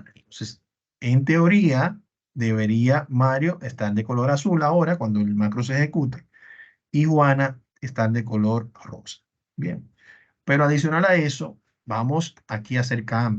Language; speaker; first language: Spanish; native; Spanish